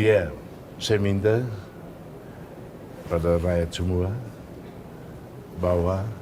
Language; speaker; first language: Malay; non-native, fluent; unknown